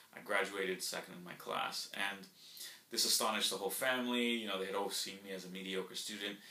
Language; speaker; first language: English; early bilingual, other home language; Spanish